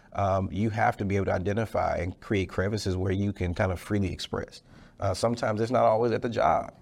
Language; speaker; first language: English; native; English